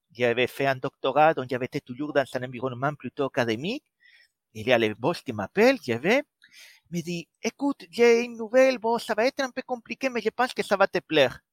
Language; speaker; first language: French; non-native, fluent; Spanish